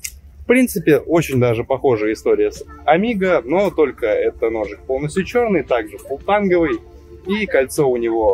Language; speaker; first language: Russian; native; Russian